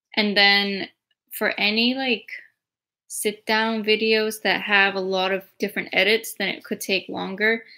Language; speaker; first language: English; native; English